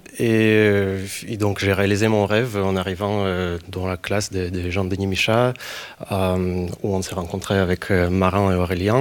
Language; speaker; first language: French; non-native, fluent; Ukrainian